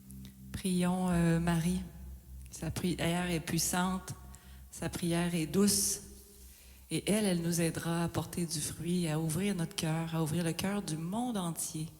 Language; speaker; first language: French; native; French